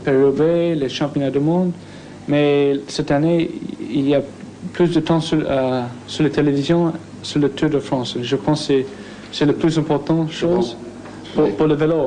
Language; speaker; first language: French; non-native, learner; English